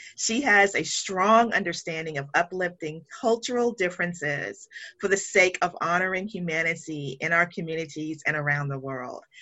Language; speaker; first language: English; native; English